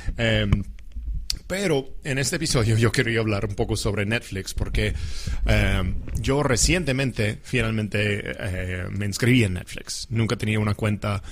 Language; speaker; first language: Spanish; non-native, fluent; English